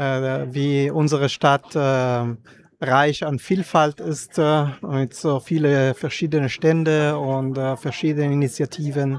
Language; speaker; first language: German; non-native, fluent; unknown